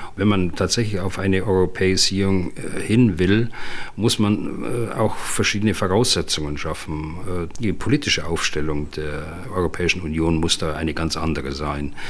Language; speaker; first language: German; native; German